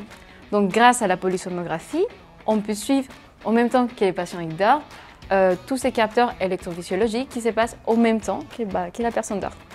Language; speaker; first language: French; non-native, fluent; Spanish